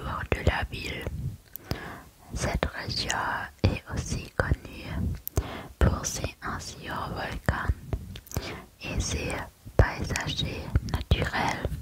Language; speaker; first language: French; non-native, learner; German